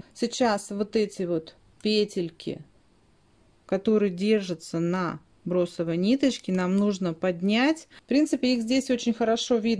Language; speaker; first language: Russian; native; Russian